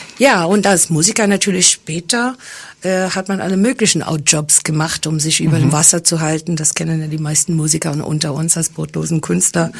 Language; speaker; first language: German; non-native, fluent; English